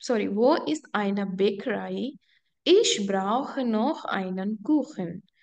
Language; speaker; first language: German; non-native, fluent; Hindi